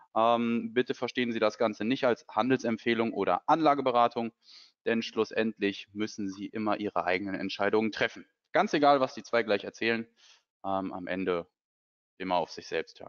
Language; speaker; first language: German; native; German